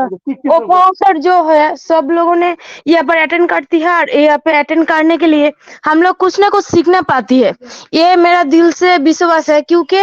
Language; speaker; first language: Hindi; non-native, learner; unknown